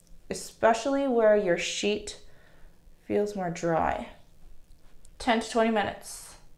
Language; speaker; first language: English; early bilingual, other home language; Korean